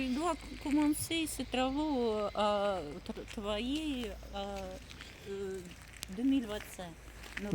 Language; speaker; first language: French; non-native, learner; Russian